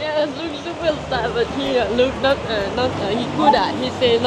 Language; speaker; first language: English; non-native, learner; Thai